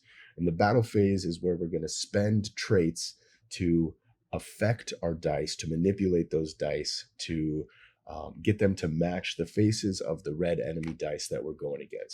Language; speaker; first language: English; native; English